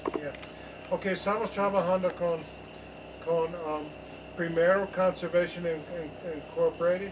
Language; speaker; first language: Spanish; non-native, learner; English